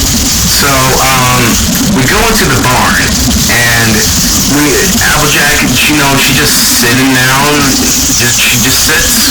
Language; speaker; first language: English; native; English